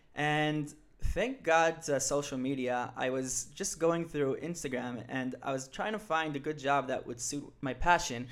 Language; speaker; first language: English; early bilingual, other home language; Hebrew